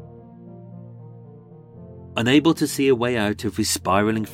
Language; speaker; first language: English; native; English